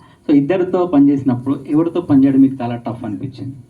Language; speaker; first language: Telugu; native; Telugu